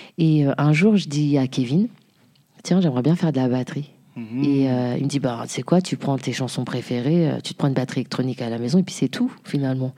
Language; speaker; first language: French; early bilingual, other home language; Haitian Creole